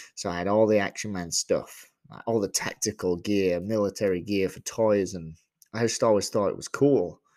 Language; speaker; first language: English; native; English